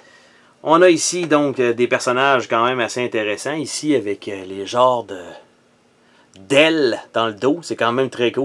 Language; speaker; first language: French; native; French